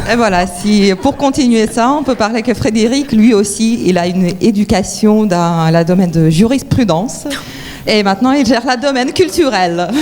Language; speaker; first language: French; non-native, fluent; Ukrainian